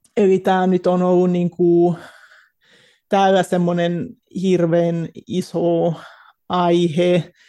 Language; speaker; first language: Finnish; early bilingual, heritage; Finnish